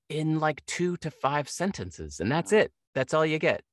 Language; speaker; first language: English; native; English